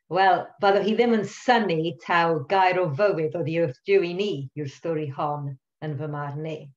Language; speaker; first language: Welsh; non-native, local second language; English